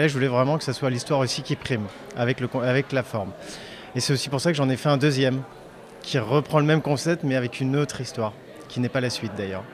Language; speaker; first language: French; native; French